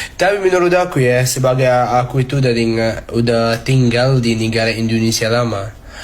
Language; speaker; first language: Indonesian; non-native, fluent; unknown